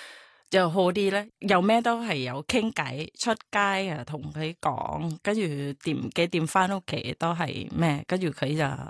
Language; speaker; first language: Cantonese; non-native, learner; Thai